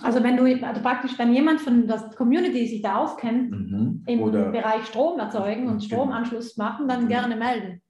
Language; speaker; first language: German; native; German